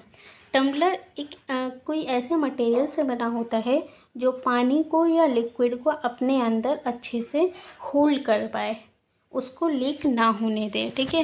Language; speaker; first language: Hindi; native; Hindi